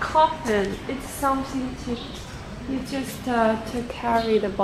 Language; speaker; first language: English; non-native, local second language; Chinese